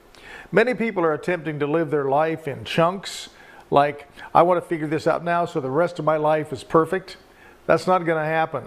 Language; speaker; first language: English; native; English